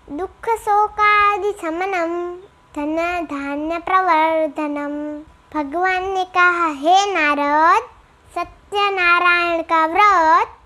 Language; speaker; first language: Hindi; non-native, local second language; Gujarati